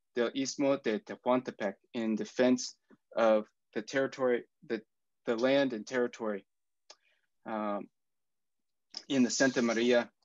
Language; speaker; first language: English; native; English